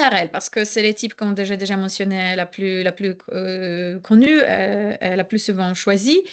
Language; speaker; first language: French; non-native, fluent; Polish